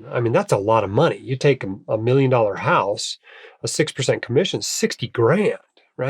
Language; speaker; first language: English; native; English